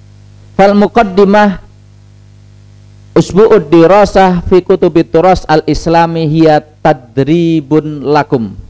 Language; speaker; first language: Arabic; non-native, fluent; Indonesian